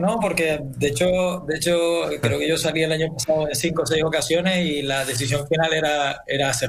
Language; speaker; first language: Spanish; native; Spanish